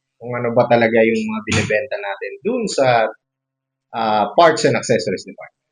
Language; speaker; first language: Filipino; non-native, local second language; Bikol